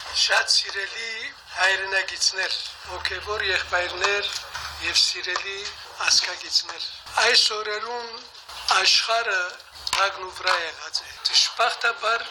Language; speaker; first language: Armenian; native; Armenian